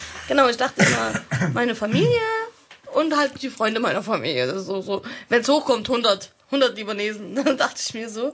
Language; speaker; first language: German; early bilingual, other home language; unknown